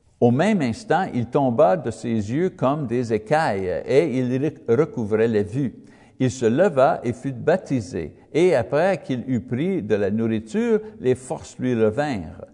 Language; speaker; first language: French; non-native, learner; English